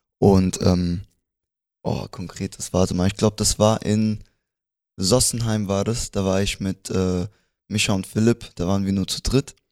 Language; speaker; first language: German; early bilingual, other home language; Spanish